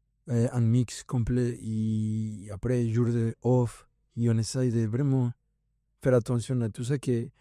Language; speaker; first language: French; non-native, fluent; Spanish